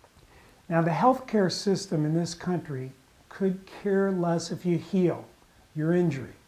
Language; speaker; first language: English; native; English